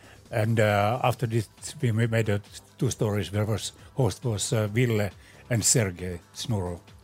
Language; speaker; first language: English; non-native, fluent; Finnish